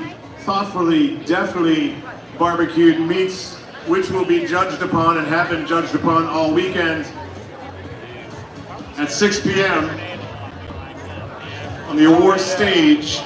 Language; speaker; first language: English; native; English